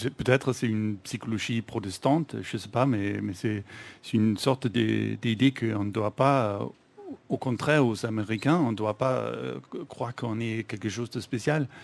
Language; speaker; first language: French; non-native, fluent; Danish